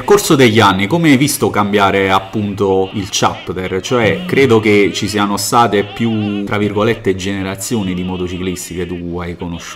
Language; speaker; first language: Italian; native; Italian